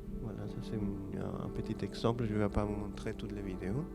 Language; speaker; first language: French; non-native, fluent; Spanish